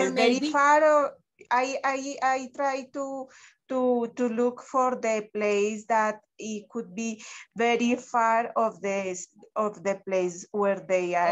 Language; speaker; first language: English; non-native, learner; Spanish